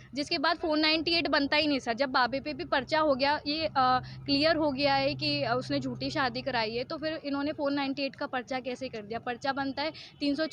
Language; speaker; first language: Hindi; native; Hindi